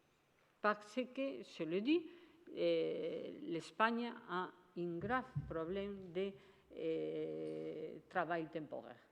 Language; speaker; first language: French; non-native, fluent; Spanish